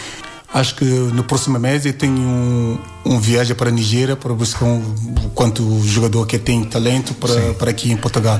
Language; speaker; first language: Portuguese; non-native, learner; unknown